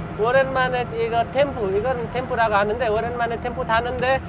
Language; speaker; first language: Korean; non-native, fluent; Nepali